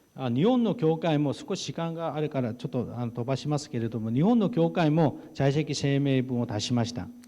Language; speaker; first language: Japanese; non-native, fluent; Korean